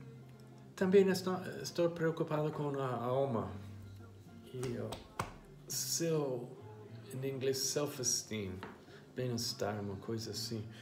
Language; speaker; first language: Portuguese; non-native, fluent; English